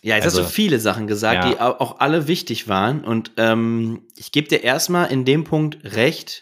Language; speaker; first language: German; native; German